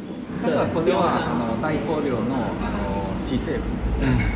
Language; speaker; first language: Japanese; non-native, fluent; Chinese